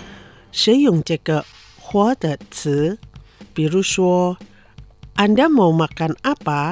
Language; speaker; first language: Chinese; non-native, fluent; Indonesian